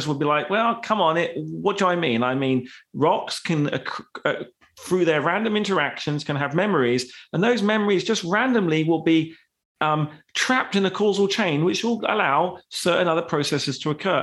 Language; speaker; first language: English; native; English